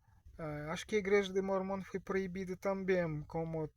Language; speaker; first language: Portuguese; non-native, learner; Russian